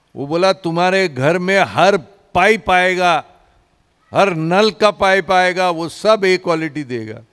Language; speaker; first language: Hindi; non-native, local second language; Marathi